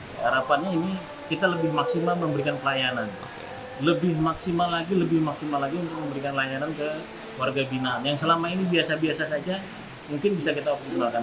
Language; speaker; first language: Indonesian; native; Indonesian